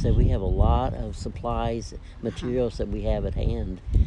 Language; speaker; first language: English; native; English